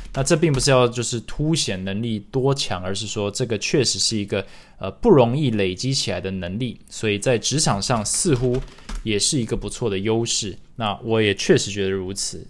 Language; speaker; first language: Chinese; early bilingual, other home language; English